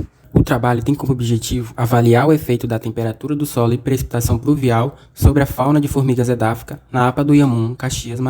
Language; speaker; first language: Portuguese; native; Portuguese